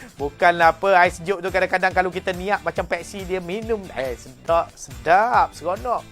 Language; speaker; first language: Malay; native; Malay